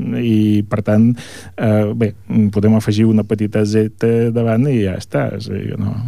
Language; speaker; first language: Catalan; non-native, fluent; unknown